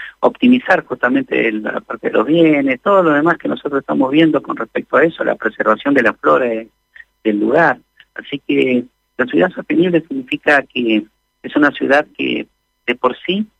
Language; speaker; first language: Spanish; native; Spanish